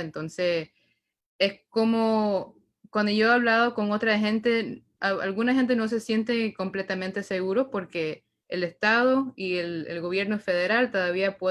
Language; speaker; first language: Spanish; early bilingual, heritage; Spanish